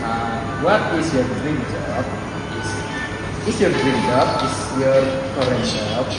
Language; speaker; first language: English; non-native, learner; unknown